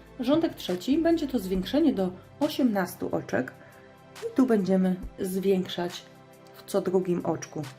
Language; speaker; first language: Polish; native; Polish